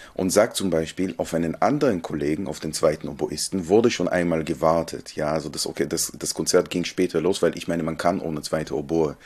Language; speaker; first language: German; non-native, fluent; Hebrew